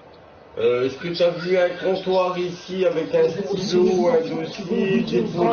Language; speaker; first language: French; native; French